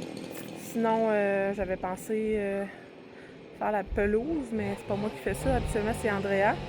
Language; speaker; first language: French; native; French